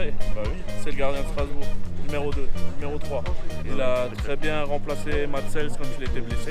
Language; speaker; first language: French; native; French